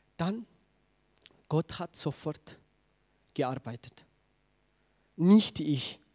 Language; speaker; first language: German; non-native, learner; Tigrinya